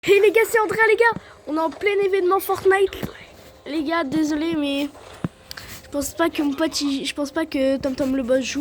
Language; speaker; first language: French; native; French